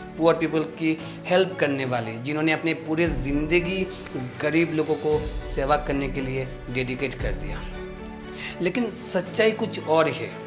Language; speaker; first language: Hindi; non-native, local second language; Bangla